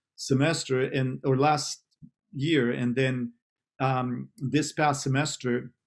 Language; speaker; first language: English; non-native, fluent; Spanish